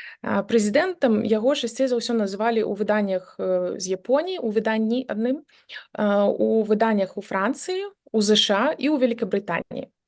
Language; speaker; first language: Belarusian; native; Belarusian